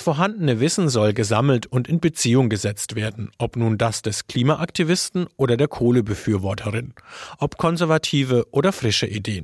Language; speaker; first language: German; native; German